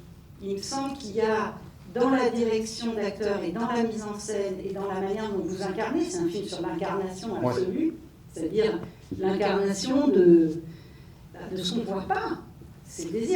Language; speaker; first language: French; native; French